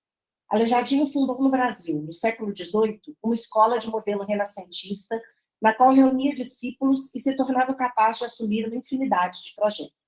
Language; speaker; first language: Portuguese; native; Portuguese